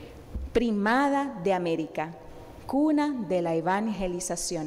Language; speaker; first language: Spanish; native; Spanish